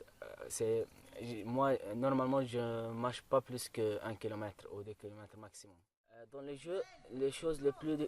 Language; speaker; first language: French; non-native, learner; Arabic